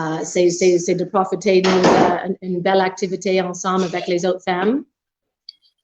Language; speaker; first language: French; non-native, local second language; English